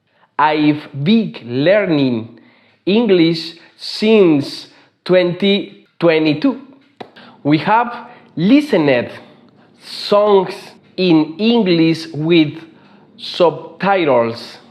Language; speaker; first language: English; non-native, learner; Spanish